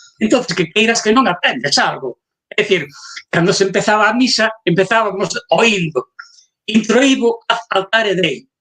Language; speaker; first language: Galician; native; Galician